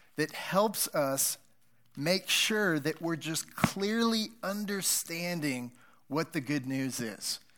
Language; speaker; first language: English; native; English